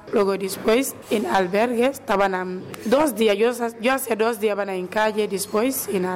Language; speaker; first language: Spanish; non-native, learner; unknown